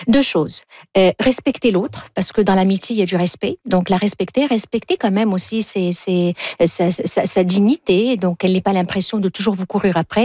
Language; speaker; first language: French; native; French